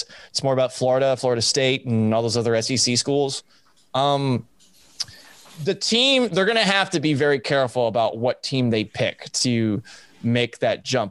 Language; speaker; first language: English; native; English